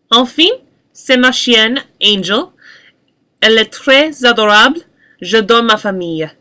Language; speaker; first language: French; non-native, learner; English